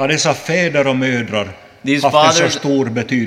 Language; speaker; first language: Swedish; non-native, local second language; Finnish